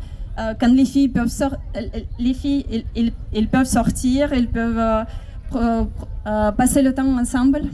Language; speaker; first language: French; non-native, fluent; Ukrainian